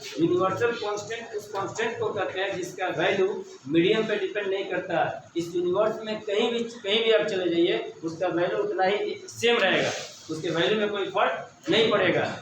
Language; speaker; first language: Hindi; native; Hindi